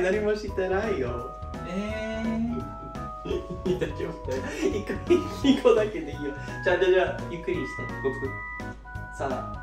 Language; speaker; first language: Japanese; non-native, learner; English